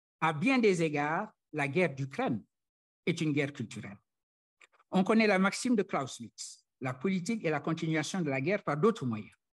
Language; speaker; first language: French; non-native, local second language; Wolof